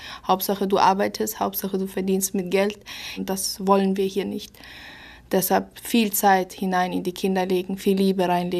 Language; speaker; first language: German; early bilingual, other home language; Russian